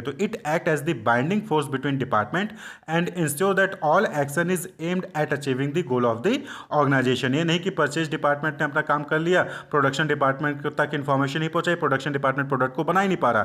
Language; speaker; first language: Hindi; native; Hindi